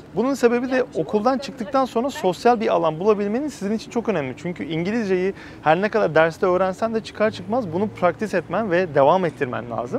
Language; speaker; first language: Turkish; native; Turkish